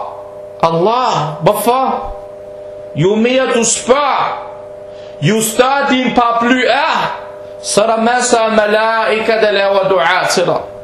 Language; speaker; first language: Danish; early bilingual, heritage; Danish